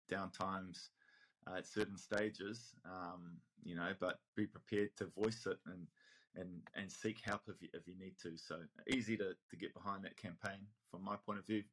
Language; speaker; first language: English; native; English